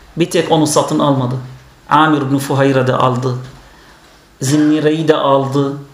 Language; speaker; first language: Turkish; non-native, fluent; Arabic